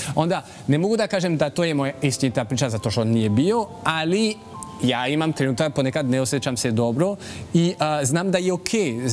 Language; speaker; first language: Croatian; non-native, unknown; French